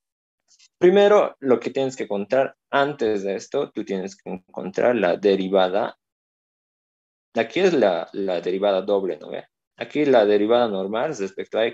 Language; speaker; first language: Spanish; native; Spanish